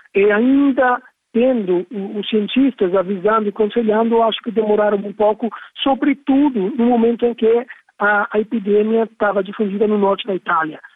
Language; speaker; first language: Portuguese; non-native, fluent; Italian